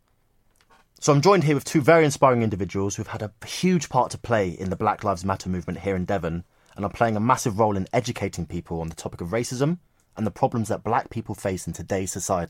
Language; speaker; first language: English; native; English